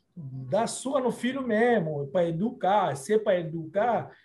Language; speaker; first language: Portuguese; non-native, fluent; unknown